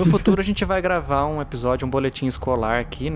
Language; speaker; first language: Portuguese; native; Portuguese